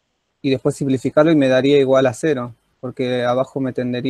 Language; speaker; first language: Spanish; native; Spanish